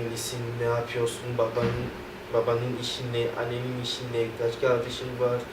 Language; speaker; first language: Turkish; non-native, fluent; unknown